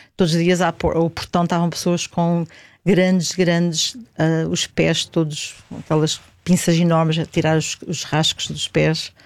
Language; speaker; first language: Portuguese; native; Portuguese